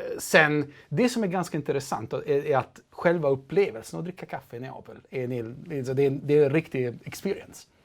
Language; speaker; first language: Swedish; non-native, fluent; Italian